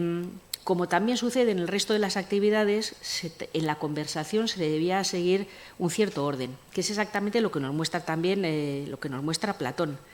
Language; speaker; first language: Spanish; native; Spanish